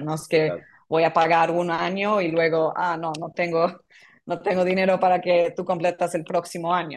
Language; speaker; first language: Spanish; non-native, fluent; English